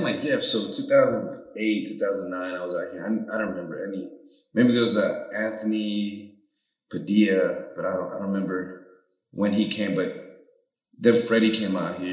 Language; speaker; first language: English; early bilingual, other home language; Spanish